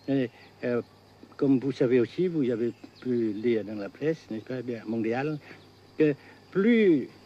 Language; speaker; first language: French; non-native, local second language; Vietnamese